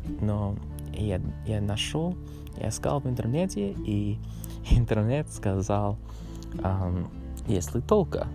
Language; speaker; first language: Russian; non-native, learner; English